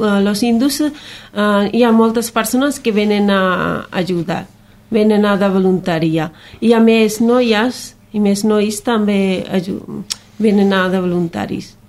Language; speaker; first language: Catalan; non-native, learner; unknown